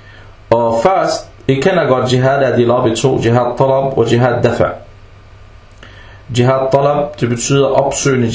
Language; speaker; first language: Danish; early bilingual, other home language; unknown